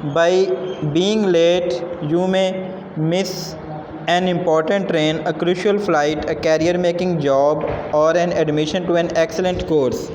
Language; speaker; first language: English; non-native, local second language; Punjabi